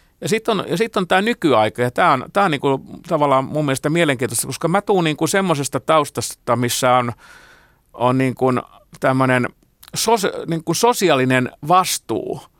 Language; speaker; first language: Finnish; non-native, local second language; Swedish